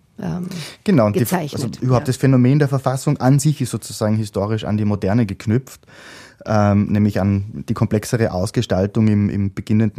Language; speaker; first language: German; native; German